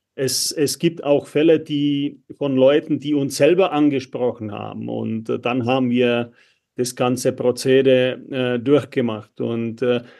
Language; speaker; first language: German; non-native, fluent; Czech